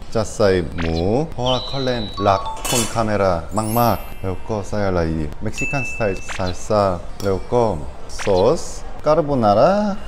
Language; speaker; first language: Thai; non-native, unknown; Korean